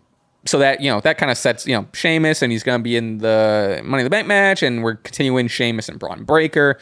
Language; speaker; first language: English; native; English